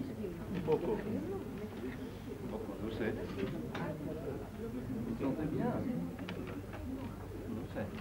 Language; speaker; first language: Italian; non-native, learner; French